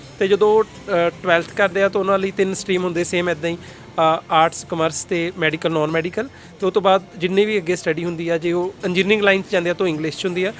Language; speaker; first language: Punjabi; native; Punjabi